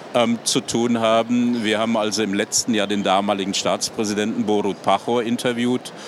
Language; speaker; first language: German; native; German